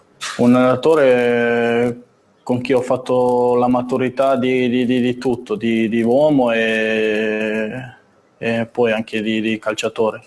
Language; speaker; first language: Italian; non-native, fluent; Serbian